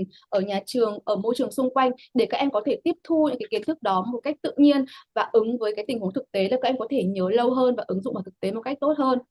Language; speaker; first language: Vietnamese; native; Vietnamese